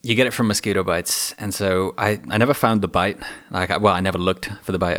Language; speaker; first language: English; native; English